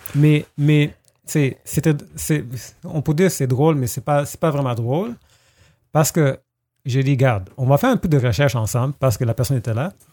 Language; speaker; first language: French; non-native, fluent; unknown